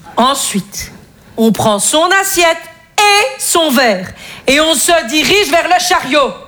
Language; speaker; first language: French; native; French